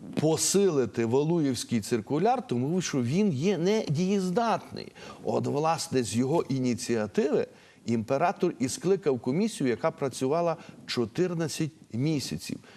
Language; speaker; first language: Ukrainian; native; Ukrainian